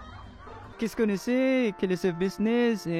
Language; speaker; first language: French; non-native, learner; Filipino